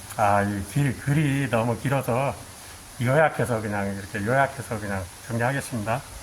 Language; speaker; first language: Korean; native; Korean